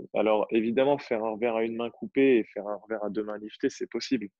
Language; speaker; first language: French; native; French